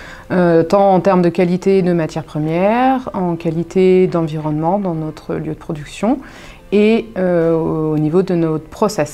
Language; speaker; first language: French; native; French